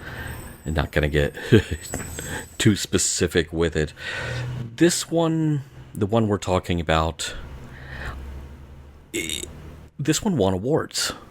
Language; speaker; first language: English; native; English